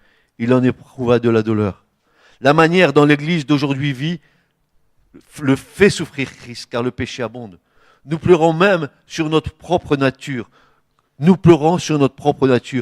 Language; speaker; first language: French; native; French